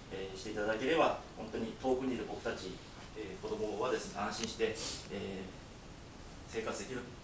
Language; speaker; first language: Japanese; native; Japanese